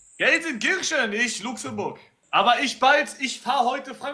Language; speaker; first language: German; native; German